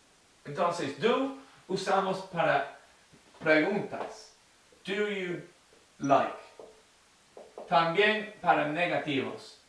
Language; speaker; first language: Spanish; non-native, learner; English